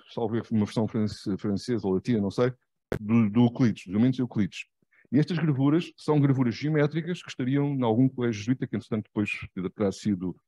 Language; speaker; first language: Portuguese; native; Portuguese